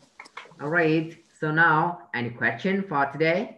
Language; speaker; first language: English; non-native, learner; Vietnamese